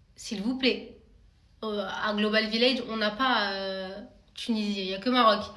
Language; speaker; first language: French; native; French